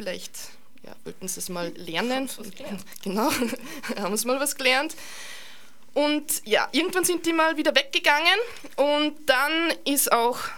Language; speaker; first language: German; native; German